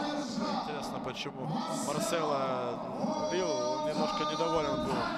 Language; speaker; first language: Russian; native; Russian